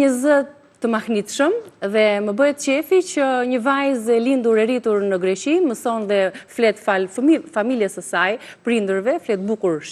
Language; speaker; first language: Albanian; native; Albanian